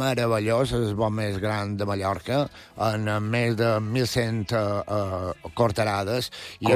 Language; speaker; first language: Catalan; native; Catalan